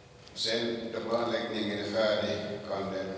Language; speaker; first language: Swedish; non-native, local second language; Finnish